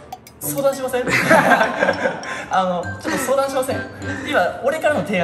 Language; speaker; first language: Japanese; native; Japanese